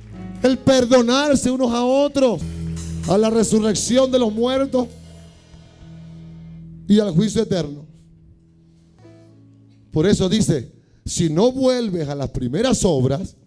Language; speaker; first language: Spanish; native; Spanish